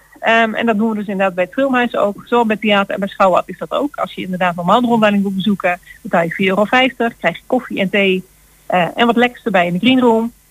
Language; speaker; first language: Dutch; native; Dutch